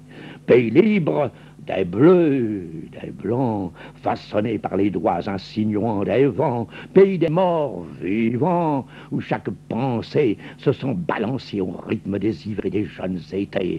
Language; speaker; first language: French; native; French